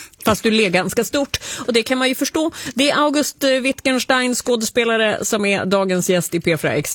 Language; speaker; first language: Swedish; native; Swedish